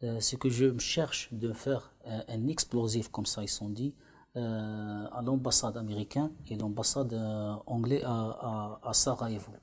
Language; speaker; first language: French; non-native, learner; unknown